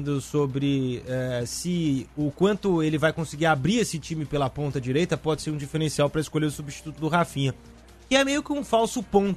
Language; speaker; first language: Portuguese; native; Portuguese